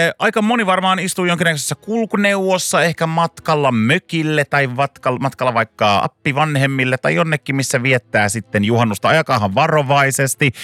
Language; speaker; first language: Finnish; non-native, local second language; Swedish